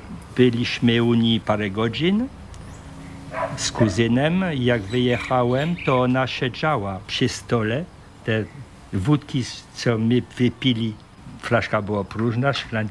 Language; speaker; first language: Polish; early bilingual, heritage; French